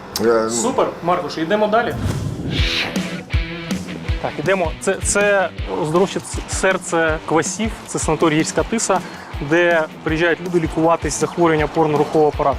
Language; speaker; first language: Ukrainian; native; Ukrainian